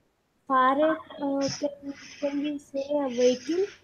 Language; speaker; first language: English; non-native, local second language; Telugu